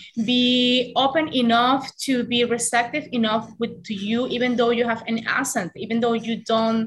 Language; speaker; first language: English; non-native, fluent; Spanish